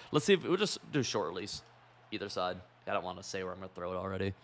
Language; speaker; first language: English; native; English